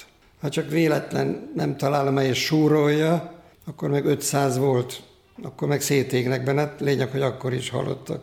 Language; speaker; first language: Hungarian; native; Hungarian